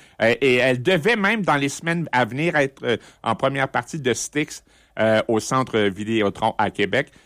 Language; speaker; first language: French; native; French